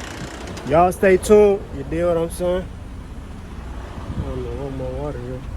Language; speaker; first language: English; native; English